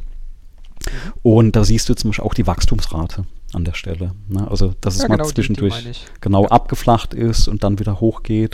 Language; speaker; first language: German; native; German